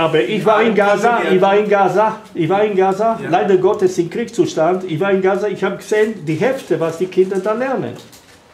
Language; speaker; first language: German; non-native, learner; Hebrew